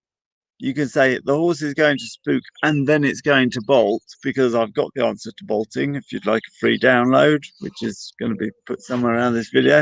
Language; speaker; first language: English; native; English